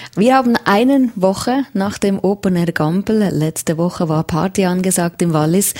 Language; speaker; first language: German; native; German